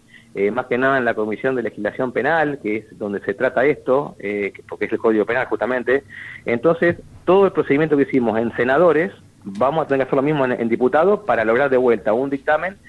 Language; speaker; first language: Spanish; native; Spanish